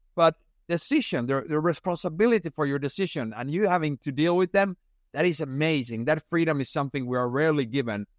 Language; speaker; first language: English; non-native, fluent; Finnish